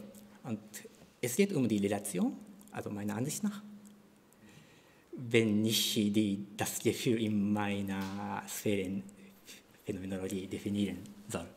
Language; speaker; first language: German; non-native, fluent; Japanese